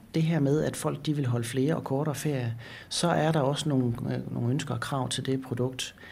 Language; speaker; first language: Danish; native; Danish